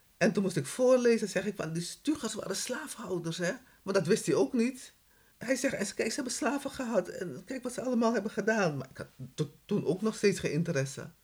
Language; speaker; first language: Dutch; native; Dutch